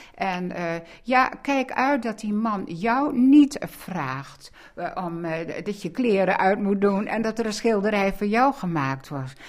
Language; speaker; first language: Dutch; native; Dutch